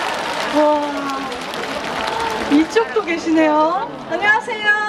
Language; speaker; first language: Korean; native; Korean